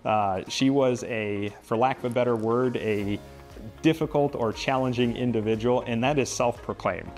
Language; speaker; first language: English; native; English